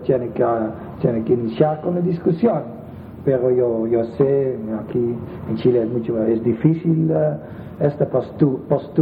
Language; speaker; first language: Spanish; non-native, fluent; Dutch